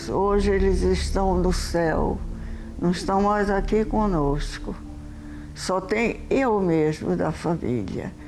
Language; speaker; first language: Portuguese; early bilingual, heritage; Portuguese